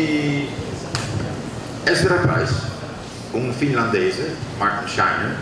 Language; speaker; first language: Portuguese; non-native, fluent; Dutch